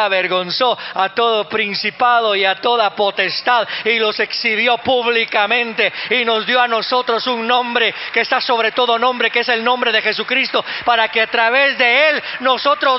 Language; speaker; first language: Spanish; native; Spanish